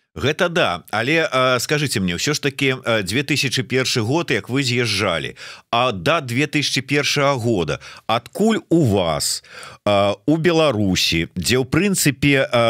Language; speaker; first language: Belarusian; non-native, local second language; Russian